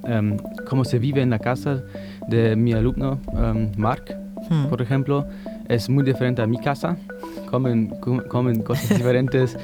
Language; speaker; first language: Spanish; non-native, fluent; German